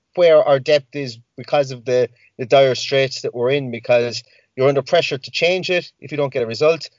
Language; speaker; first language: English; native; English